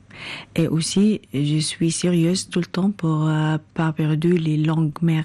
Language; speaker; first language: French; non-native, learner; Arabic